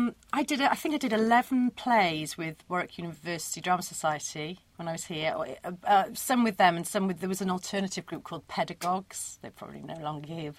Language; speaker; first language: English; native; English